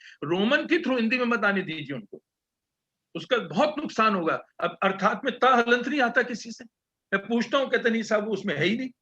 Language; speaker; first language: Hindi; native; Hindi